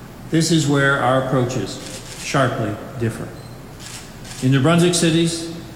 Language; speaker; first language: English; native; English